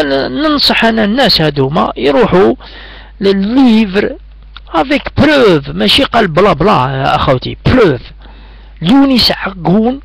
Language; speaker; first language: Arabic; native; Arabic